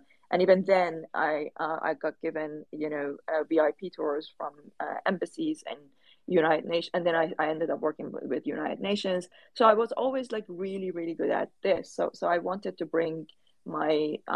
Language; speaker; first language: English; non-native, fluent; Persian